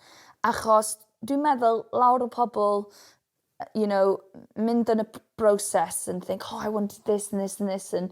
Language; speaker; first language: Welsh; non-native, local second language; English